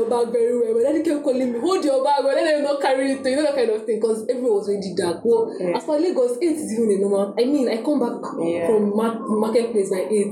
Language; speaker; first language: English; non-native, local second language; Yoruba